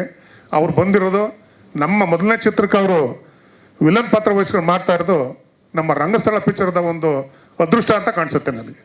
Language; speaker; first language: Kannada; native; Kannada